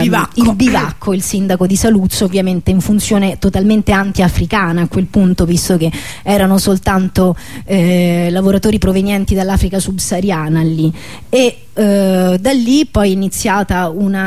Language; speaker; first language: Italian; native; Italian